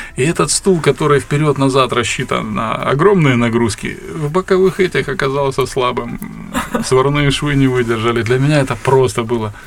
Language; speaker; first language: Russian; native; Russian